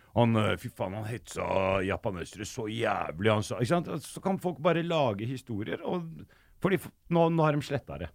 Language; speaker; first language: Norwegian; early bilingual, other home language; Arabic